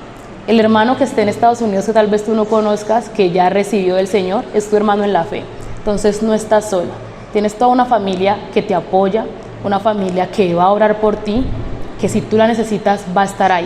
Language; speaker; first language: Spanish; native; Spanish